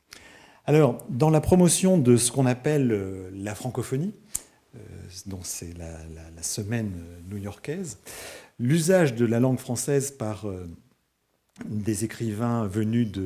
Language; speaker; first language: French; native; French